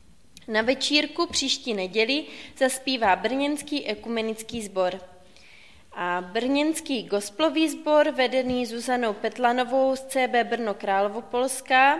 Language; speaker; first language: Czech; native; Czech